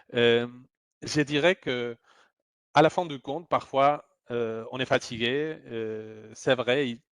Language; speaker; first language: French; non-native, fluent; Spanish